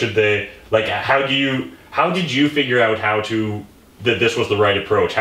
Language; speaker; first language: English; native; English